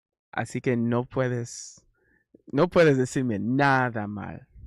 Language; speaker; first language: Spanish; non-native, learner; English